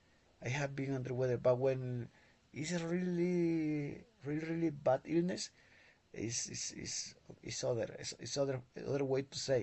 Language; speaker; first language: English; non-native, learner; Spanish